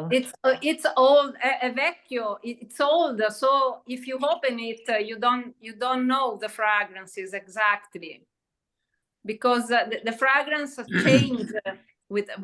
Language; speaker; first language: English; non-native, learner; Italian